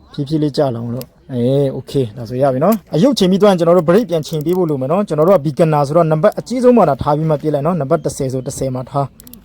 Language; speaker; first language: Burmese; native; Burmese